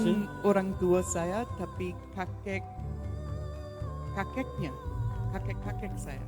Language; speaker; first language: Indonesian; non-native, learner; English